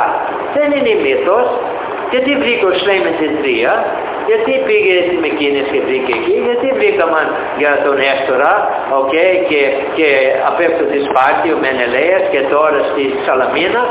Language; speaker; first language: Greek; early bilingual, heritage; Greek